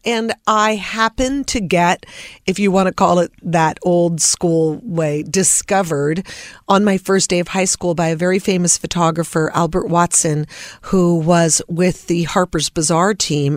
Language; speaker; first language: English; native; English